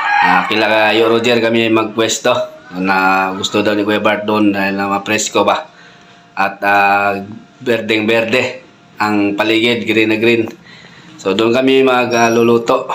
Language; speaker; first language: Filipino; non-native, local second language; Cebuano